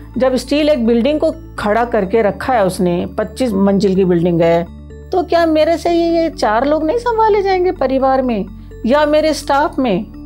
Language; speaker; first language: Hindi; native; Hindi